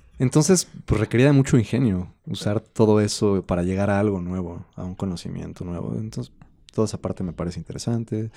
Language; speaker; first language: Spanish; native; Spanish